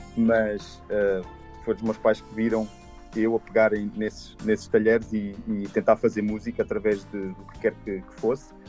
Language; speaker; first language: Portuguese; native; Portuguese